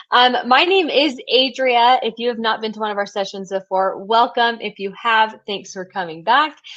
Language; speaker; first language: English; native; English